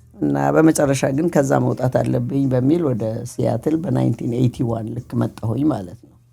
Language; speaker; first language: Amharic; native; Amharic